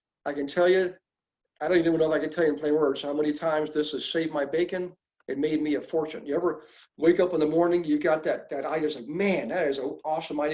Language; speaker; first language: English; native; English